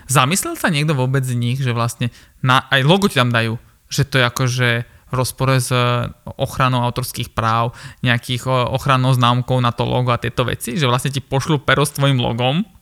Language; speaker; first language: Slovak; early bilingual, other home language; Armenian